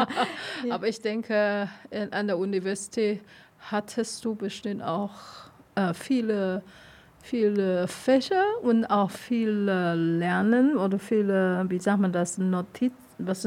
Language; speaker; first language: German; non-native, learner; Vietnamese